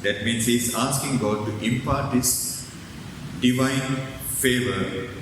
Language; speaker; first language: English; non-native, local second language; Sinhala